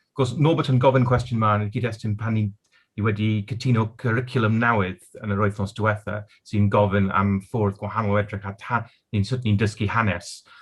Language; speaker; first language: Welsh; non-native, local second language; English